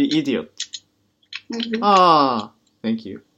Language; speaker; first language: English; non-native, learner; Japanese